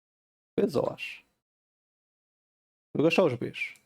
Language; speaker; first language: Portuguese; native; Portuguese